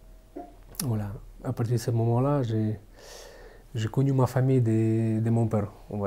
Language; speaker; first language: French; non-native, fluent; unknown